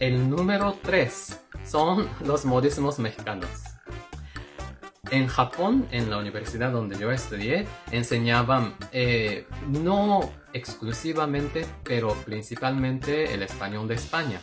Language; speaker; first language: Spanish; non-native, fluent; Japanese